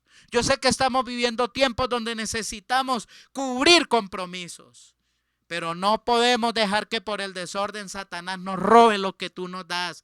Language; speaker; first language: Spanish; native; Spanish